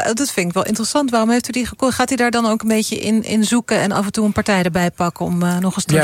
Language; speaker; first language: Dutch; native; Dutch